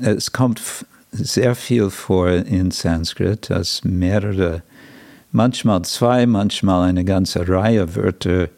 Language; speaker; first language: German; non-native, fluent; English